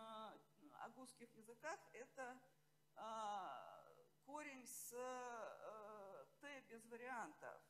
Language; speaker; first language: Russian; native; Russian